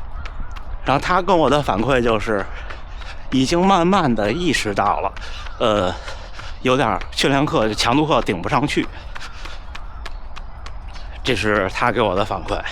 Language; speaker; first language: Chinese; native; Chinese